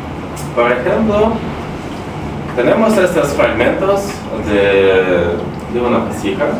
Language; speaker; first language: Spanish; non-native, fluent; Russian